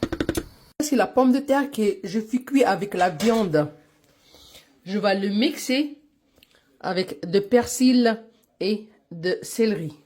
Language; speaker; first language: French; non-native, local second language; Arabic